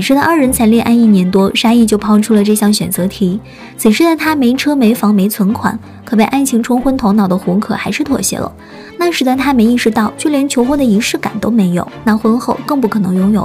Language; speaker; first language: Chinese; native; Chinese